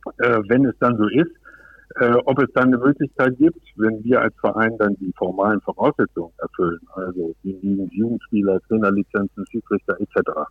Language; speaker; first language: German; native; German